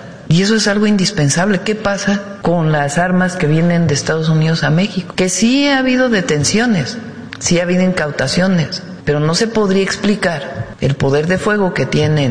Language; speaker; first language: Spanish; native; Spanish